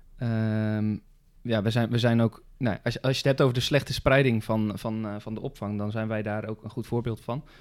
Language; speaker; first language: Dutch; native; Dutch